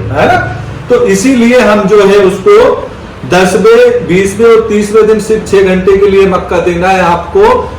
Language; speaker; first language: Hindi; native; Hindi